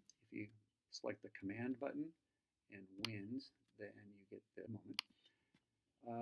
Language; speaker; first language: English; native; English